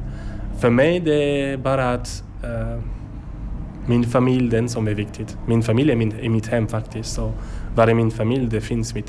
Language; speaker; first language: Swedish; non-native, learner; French